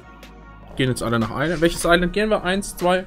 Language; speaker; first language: German; native; German